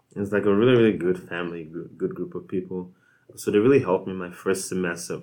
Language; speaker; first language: English; non-native, local second language; Igbo